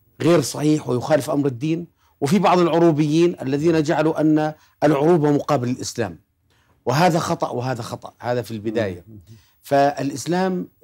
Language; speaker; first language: Arabic; native; Arabic